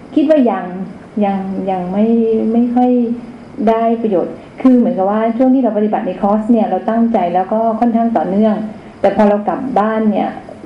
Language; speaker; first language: Thai; native; Thai